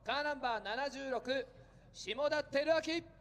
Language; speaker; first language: Japanese; native; Japanese